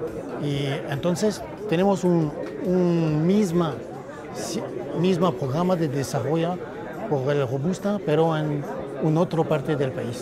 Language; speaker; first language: Spanish; non-native, fluent; French